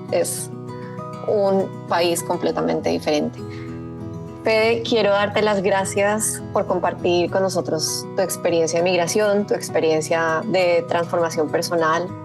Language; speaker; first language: Spanish; native; Spanish